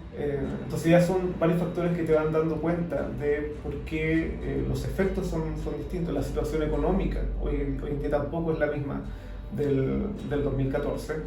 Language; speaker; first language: Spanish; native; Spanish